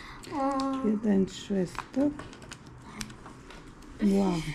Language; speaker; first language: German; early bilingual, heritage; Bosnian